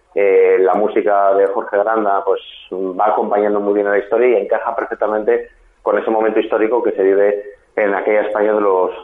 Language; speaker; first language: Spanish; native; Spanish